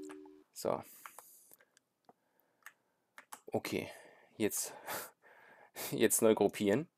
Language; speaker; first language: German; native; German